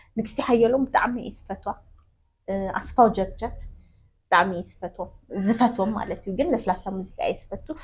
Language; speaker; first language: Tigrinya; non-native, local second language; Amharic